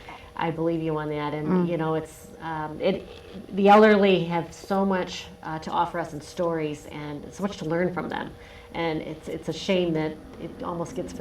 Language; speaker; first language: English; native; English